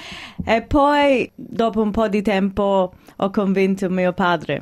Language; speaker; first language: Italian; early bilingual, heritage; English